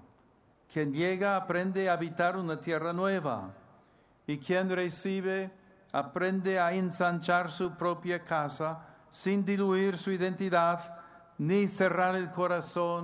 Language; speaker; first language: Spanish; non-native, fluent; English